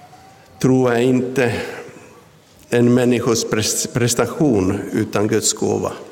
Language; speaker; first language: Swedish; non-native, local second language; Finnish